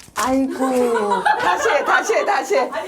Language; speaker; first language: Korean; native; Korean